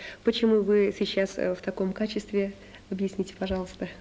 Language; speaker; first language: Russian; native; Russian